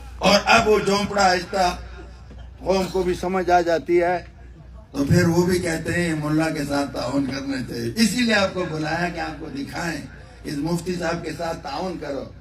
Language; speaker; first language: Urdu; non-native, local second language; Northern Hindko